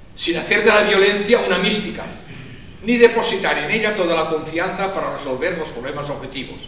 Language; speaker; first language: Spanish; non-native, local second language; Catalan